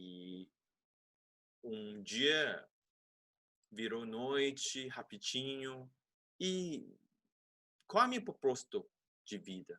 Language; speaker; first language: Portuguese; non-native, fluent; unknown